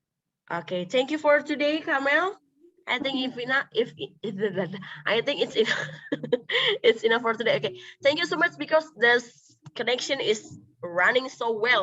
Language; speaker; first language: English; non-native, local second language; Indonesian